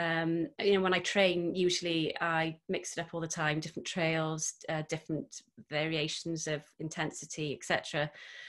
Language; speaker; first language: English; native; English